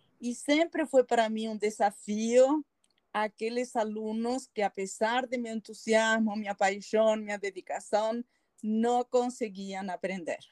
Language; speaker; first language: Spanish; native; Spanish